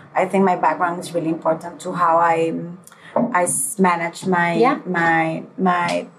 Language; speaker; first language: English; early bilingual, other home language; Spanish